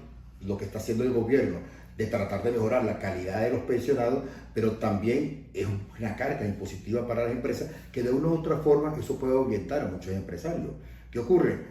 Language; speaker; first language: Spanish; native; Spanish